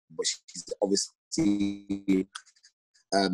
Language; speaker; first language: English; native; English